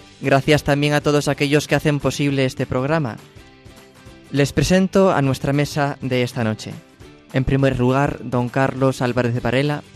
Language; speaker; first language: Spanish; native; Spanish